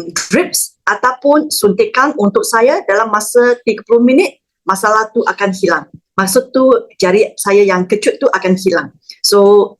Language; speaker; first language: Malay; non-native, local second language; Chinese